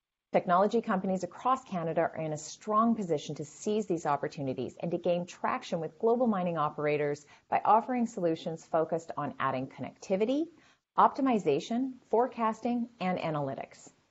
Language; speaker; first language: English; native; English